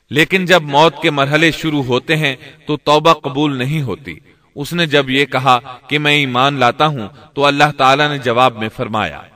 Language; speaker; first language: Urdu; native; Urdu